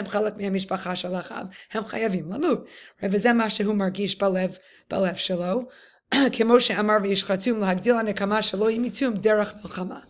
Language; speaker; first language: Hebrew; non-native, fluent; English